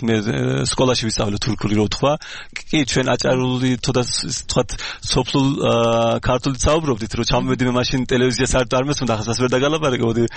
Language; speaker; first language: Georgian; early bilingual, heritage; Georgian